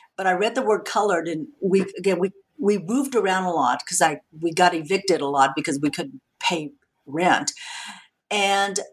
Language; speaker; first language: English; native; English